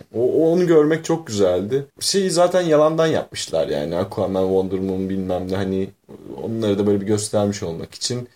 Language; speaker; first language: Turkish; native; Turkish